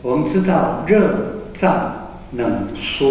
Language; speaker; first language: Chinese; native; Chinese